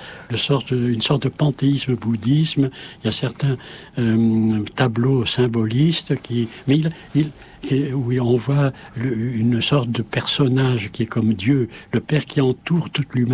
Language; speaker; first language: French; native; French